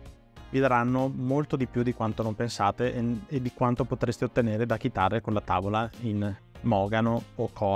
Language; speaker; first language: Italian; native; Italian